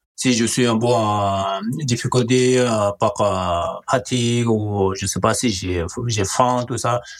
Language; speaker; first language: French; non-native, learner; Nepali